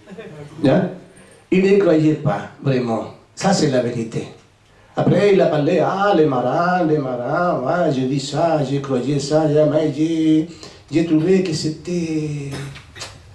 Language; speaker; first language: French; non-native, fluent; Spanish